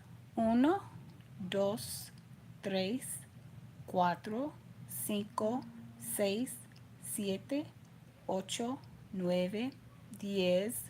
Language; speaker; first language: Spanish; non-native, learner; English